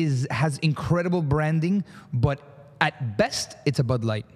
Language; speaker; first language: English; early bilingual, other home language; Spanish